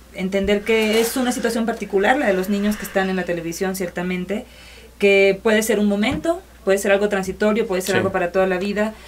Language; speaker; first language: Spanish; native; Spanish